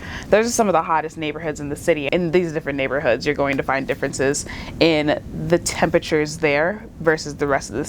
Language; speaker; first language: English; native; English